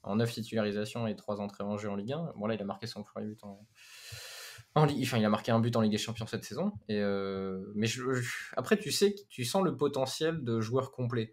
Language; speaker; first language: French; native; French